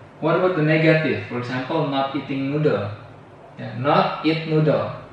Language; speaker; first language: English; non-native, fluent; Indonesian